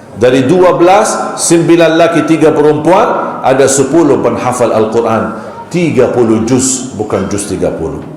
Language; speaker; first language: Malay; non-native, fluent; Arabic